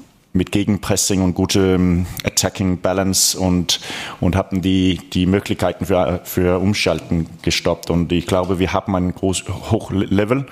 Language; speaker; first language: German; non-native, fluent; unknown